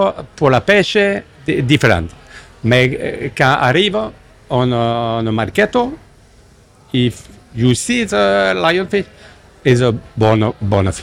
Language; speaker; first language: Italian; non-native, learner; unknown